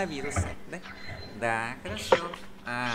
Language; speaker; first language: Russian; non-native, fluent; Vietnamese